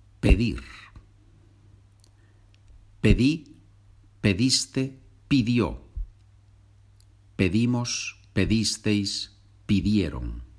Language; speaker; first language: Spanish; non-native, fluent; English